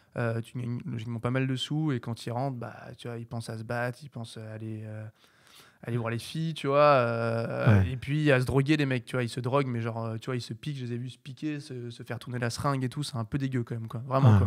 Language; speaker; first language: French; native; French